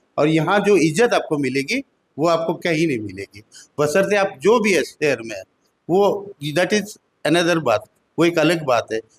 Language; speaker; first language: Hindi; native; Hindi